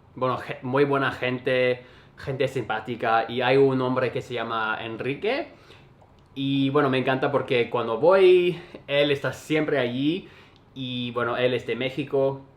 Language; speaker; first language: Spanish; non-native, fluent; English